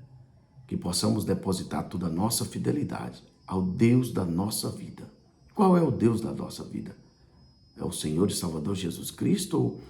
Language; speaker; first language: Portuguese; native; Portuguese